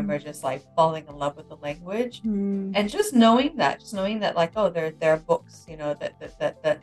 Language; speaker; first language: English; native; English